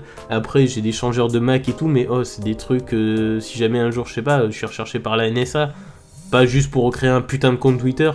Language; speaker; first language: French; native; French